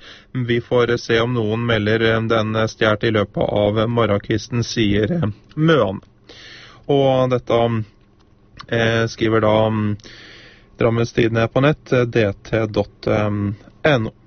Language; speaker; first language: Norwegian; native; Norwegian